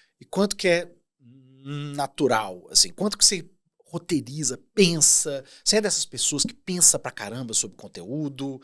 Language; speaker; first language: Portuguese; native; Portuguese